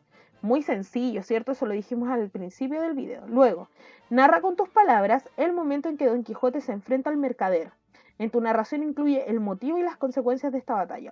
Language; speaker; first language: Spanish; native; Spanish